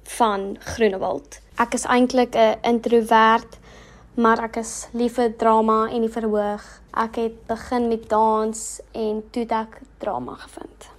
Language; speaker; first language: Afrikaans; non-native, local second language; English